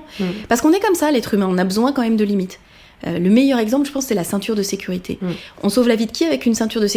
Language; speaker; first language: French; native; French